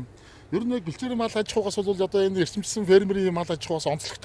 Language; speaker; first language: Mongolian; native; Mongolian